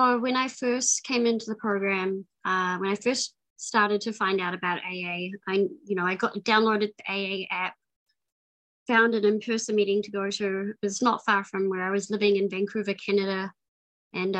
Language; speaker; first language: English; native; English